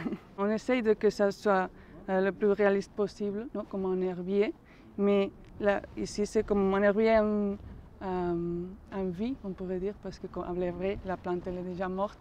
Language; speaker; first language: French; non-native, fluent; Spanish